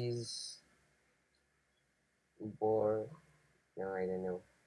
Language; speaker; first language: English; non-native, learner; Spanish